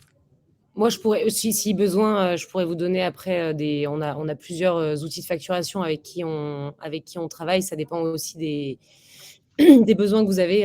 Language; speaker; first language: French; native; French